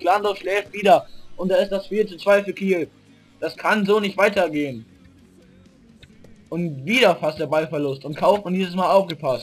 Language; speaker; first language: German; native; German